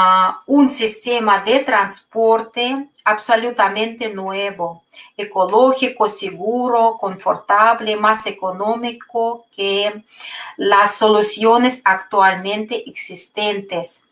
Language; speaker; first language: Spanish; non-native, fluent; Russian